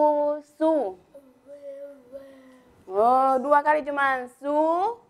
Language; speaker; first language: Indonesian; native; Indonesian